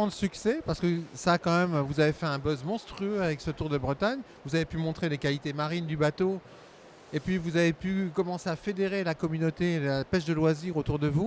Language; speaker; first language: French; native; French